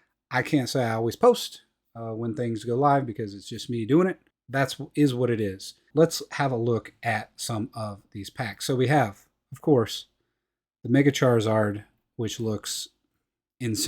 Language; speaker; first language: English; native; English